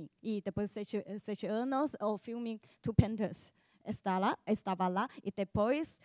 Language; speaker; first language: Portuguese; non-native, learner; Chinese